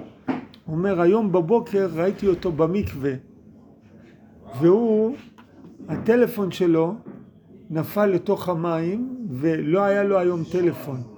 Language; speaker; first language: Hebrew; non-native, fluent; English